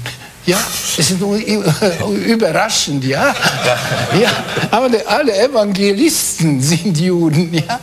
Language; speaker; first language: German; non-native, fluent; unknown